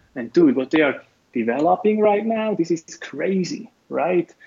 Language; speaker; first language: English; non-native, fluent; German